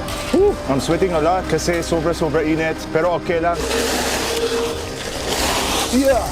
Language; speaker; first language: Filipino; non-native, learner; Arabic